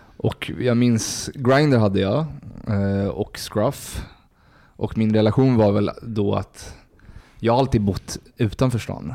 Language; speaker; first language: Swedish; early bilingual, other home language; Spanish